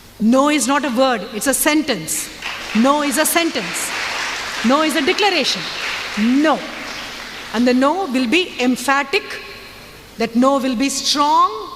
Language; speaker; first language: English; non-native, local second language; Tamil